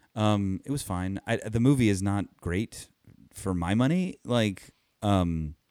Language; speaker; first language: English; native; English